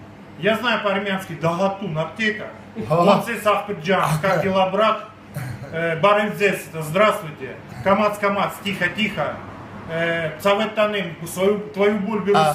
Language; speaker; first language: Russian; native; Russian